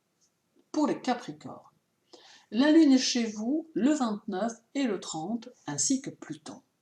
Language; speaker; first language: French; native; French